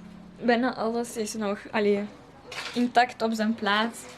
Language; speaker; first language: Dutch; early bilingual, other home language; Romanian